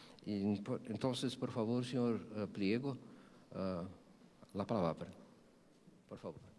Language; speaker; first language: Spanish; non-native, fluent; Portuguese